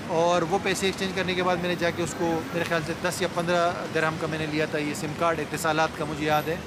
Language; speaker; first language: Urdu; native; Urdu